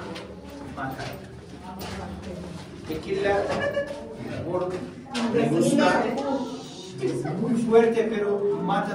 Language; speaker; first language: Spanish; non-native, fluent; Turkish